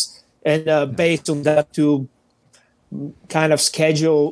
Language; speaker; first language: English; non-native, fluent; Bulgarian